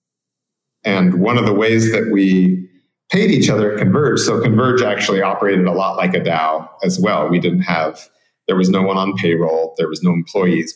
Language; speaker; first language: English; native; English